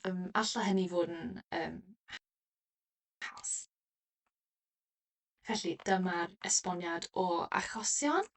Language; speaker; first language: Welsh; non-native, local second language; English